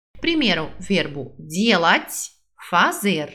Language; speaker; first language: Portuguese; non-native, fluent; Russian